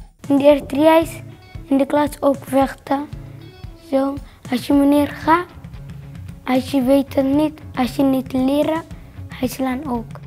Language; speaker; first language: Dutch; non-native, learner; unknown